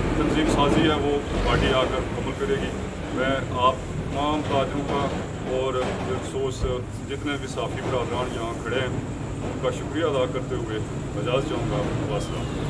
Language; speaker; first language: Urdu; non-native, local second language; Pahari-Potwari